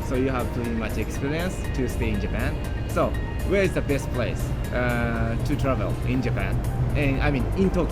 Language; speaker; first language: English; non-native, learner; Japanese